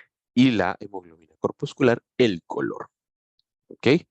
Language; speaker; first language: Spanish; native; Spanish